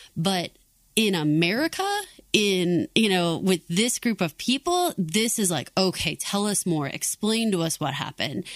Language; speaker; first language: English; native; English